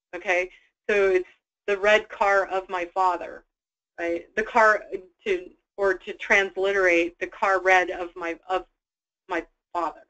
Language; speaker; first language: English; native; English